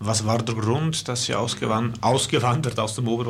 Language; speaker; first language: German; native; German